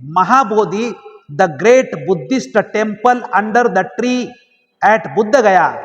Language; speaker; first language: Hindi; non-native, local second language; Marathi